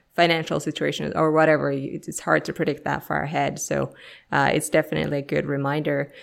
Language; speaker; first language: English; non-native, fluent; Finnish